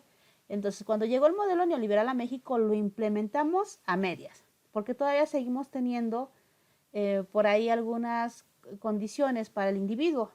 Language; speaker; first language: Spanish; native; Spanish